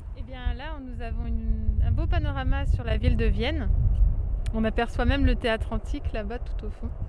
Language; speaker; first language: French; native; French